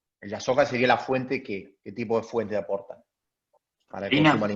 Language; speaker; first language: Spanish; native; Spanish